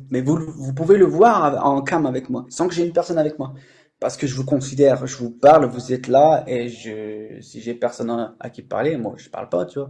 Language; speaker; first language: French; native; French